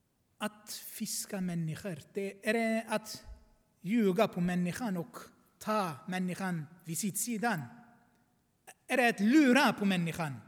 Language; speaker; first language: Swedish; non-native, fluent; Armenian